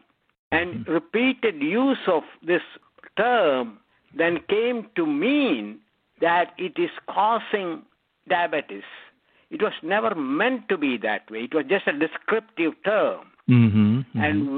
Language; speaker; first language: English; non-native, local second language; Malayalam